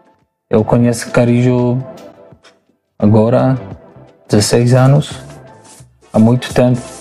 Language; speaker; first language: Portuguese; non-native, learner; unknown